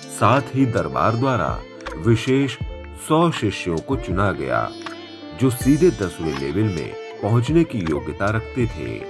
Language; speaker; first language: Hindi; native; Hindi